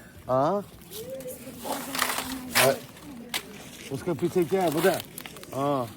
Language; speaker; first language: Hindi; non-native, local second language; Tibetan